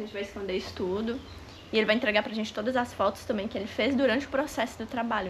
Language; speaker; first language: Portuguese; native; Portuguese